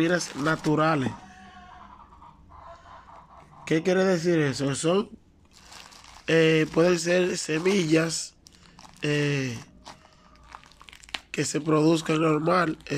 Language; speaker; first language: Spanish; native; Spanish